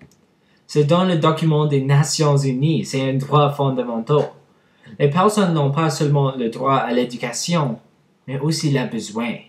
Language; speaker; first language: French; non-native, learner; English